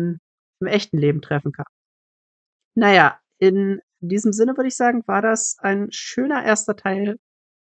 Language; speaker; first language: German; native; German